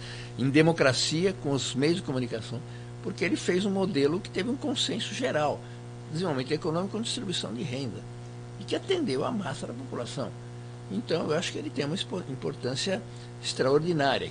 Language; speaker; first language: Portuguese; native; Portuguese